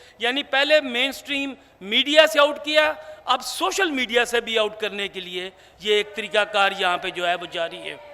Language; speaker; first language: Urdu; non-native, local second language; Punjabi